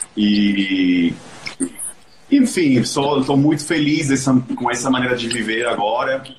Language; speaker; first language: Portuguese; non-native, fluent; Spanish